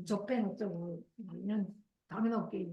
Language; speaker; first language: Korean; native; Korean